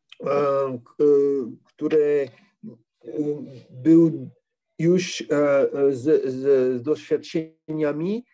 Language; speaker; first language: Polish; non-native, learner; French